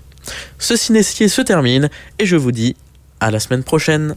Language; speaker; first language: French; native; French